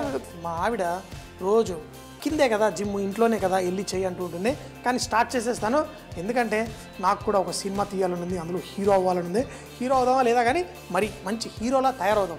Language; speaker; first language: Telugu; native; Telugu